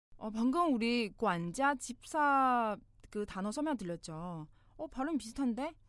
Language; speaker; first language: Korean; non-native, fluent; Chinese